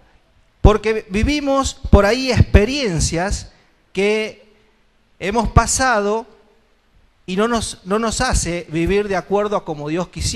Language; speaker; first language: Spanish; native; Spanish